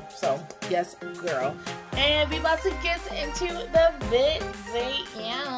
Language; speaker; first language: English; native; English